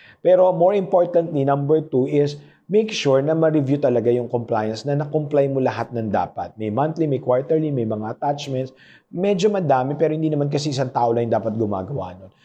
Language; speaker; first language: Filipino; non-native, local second language; Pampanga